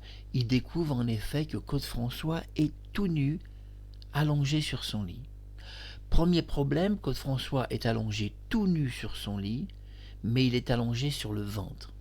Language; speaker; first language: French; native; French